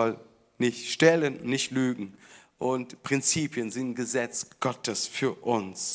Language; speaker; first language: German; non-native, fluent; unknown